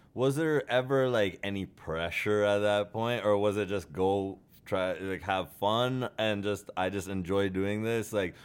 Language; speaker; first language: English; early bilingual, other home language; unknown